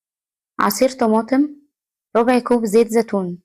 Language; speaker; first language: Arabic; native; Arabic